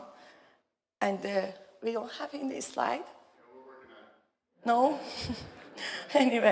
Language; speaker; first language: English; non-native, learner; Persian